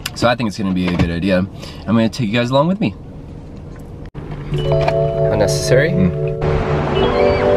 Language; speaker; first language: English; native; English